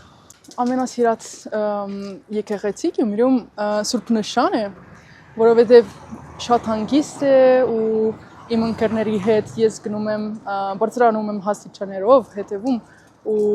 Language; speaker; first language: Armenian; non-native, learner; Italian